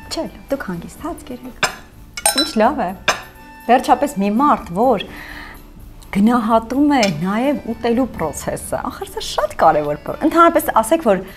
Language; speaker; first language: Armenian; native; Armenian